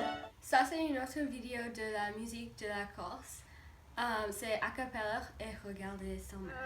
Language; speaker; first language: French; non-native, learner; English